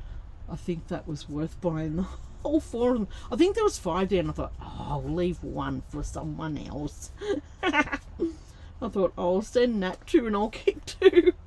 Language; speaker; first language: English; native; English